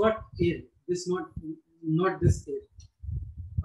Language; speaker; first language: English; non-native, local second language; Hindi